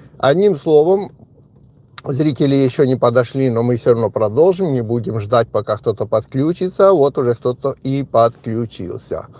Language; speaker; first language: Russian; native; Russian